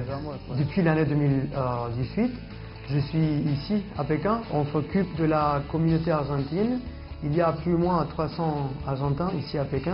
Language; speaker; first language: French; non-native, fluent; Spanish